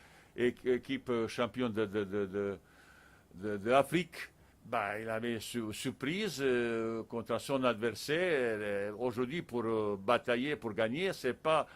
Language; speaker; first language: French; non-native, fluent; Bosnian